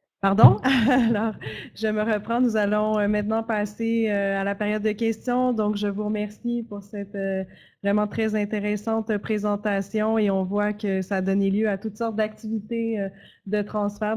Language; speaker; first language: French; native; French